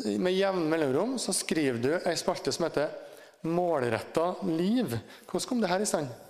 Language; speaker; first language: Norwegian; native; Norwegian